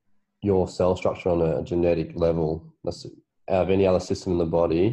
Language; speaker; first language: English; native; English